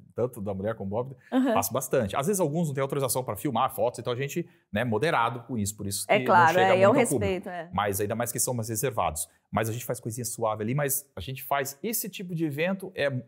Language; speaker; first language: Portuguese; native; Portuguese